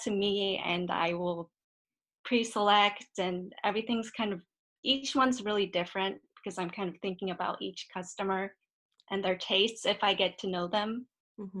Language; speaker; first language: English; native; English